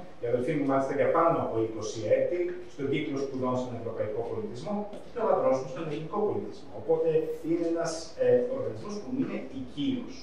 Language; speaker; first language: Greek; native; Greek